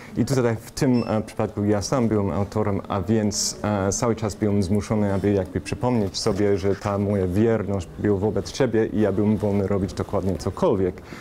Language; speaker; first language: Polish; non-native, fluent; English